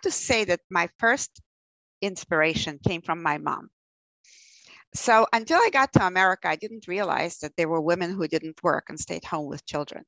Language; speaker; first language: English; early bilingual, other home language; Russian